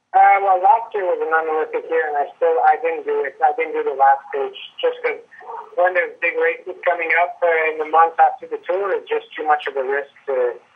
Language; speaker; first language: English; non-native, local second language; French